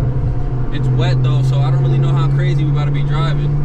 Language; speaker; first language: English; native; English